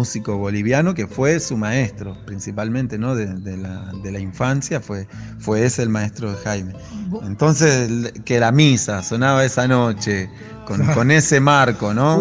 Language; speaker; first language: Spanish; native; Spanish